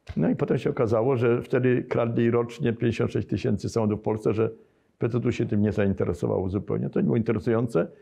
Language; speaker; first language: Polish; native; Polish